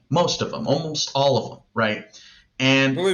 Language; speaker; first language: English; native; English